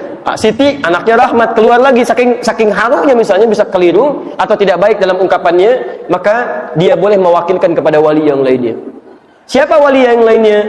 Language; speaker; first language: Indonesian; native; Indonesian